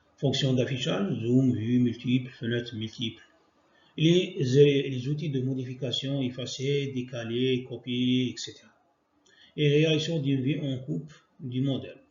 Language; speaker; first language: French; non-native, local second language; Arabic